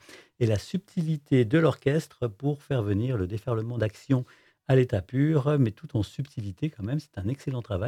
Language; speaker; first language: French; native; French